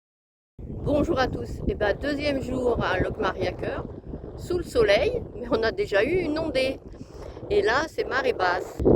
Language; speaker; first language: French; native; French